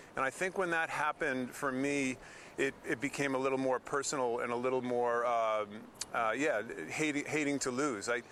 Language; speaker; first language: English; native; English